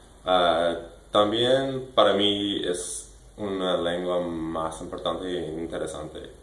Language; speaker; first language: Spanish; non-native, learner; English